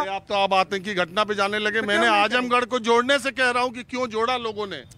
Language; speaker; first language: Hindi; native; Hindi